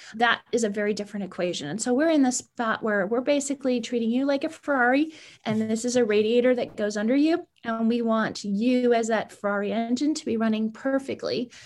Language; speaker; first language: English; native; English